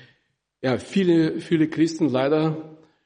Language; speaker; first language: German; non-native, fluent; Russian